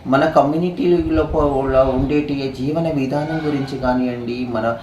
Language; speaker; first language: Telugu; native; Telugu